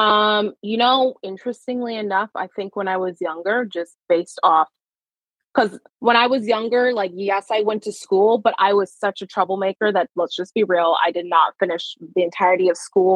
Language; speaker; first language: English; native; English